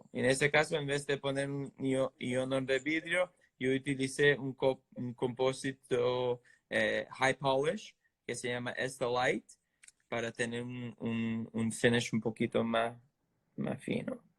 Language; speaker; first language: Spanish; non-native, fluent; English